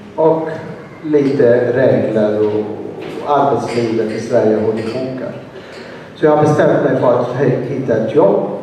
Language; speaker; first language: Swedish; non-native, fluent; Arabic